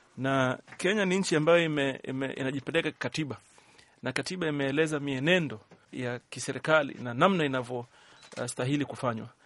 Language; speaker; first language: Swahili; native; Swahili